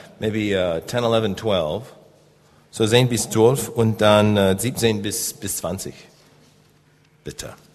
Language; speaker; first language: German; non-native, learner; English